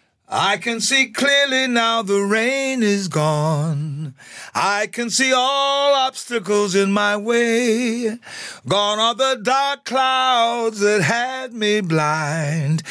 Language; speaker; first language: English; native; English